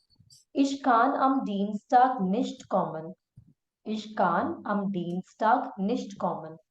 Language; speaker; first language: German; non-native, fluent; Malayalam